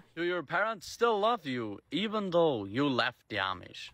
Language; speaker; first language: English; early bilingual, other home language; Pennsylvania German